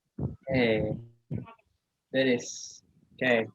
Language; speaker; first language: English; non-native, learner; Indonesian